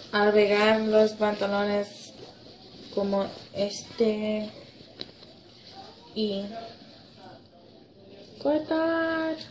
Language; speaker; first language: Spanish; non-native, learner; English